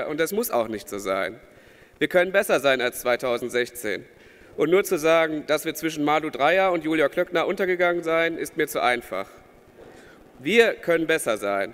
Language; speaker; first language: German; native; German